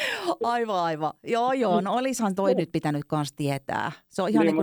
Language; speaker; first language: Finnish; native; Finnish